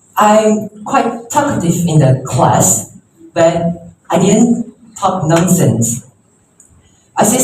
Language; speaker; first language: English; non-native, local second language; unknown